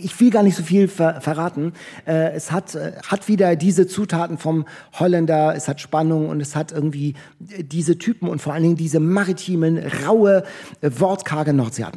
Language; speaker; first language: German; native; German